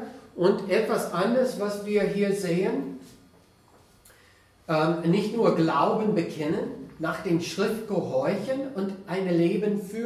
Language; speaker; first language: German; non-native, fluent; English